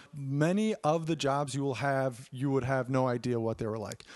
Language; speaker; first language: English; native; English